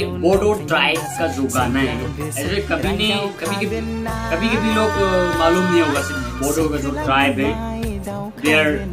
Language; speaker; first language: Hindi; non-native, local second language; Kok Borok